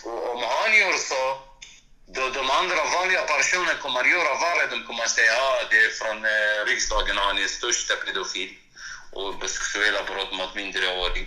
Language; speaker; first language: Swedish; non-native, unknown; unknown